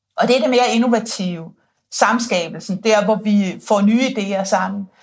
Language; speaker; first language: Danish; native; Danish